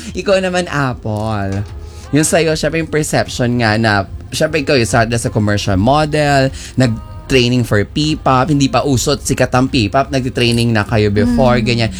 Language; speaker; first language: Filipino; native; Filipino